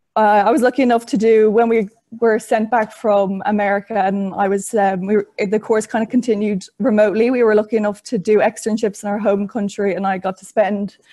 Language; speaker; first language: English; native; English